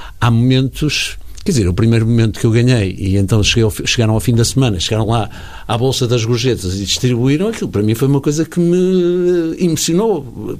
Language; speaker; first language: Portuguese; native; Portuguese